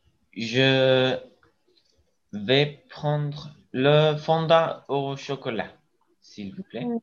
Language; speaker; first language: French; non-native, learner; Spanish